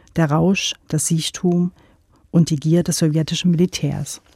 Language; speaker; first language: German; native; German